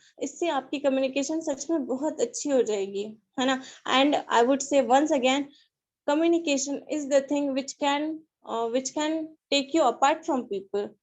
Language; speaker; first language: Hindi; non-native, local second language; Marathi